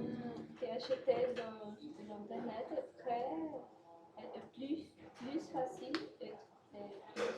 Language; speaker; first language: French; non-native, learner; Portuguese